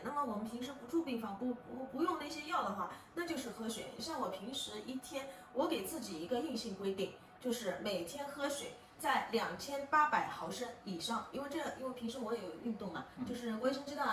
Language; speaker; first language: Chinese; native; Chinese